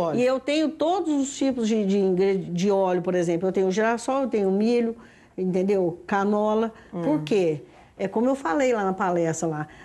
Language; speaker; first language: Portuguese; native; Portuguese